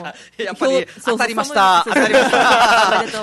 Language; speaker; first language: Japanese; non-native, fluent; Nepali